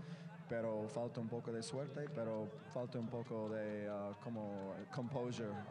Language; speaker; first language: Spanish; non-native, learner; English